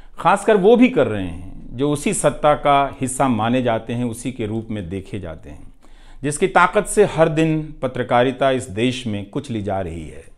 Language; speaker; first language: Hindi; non-native, local second language; Bhojpuri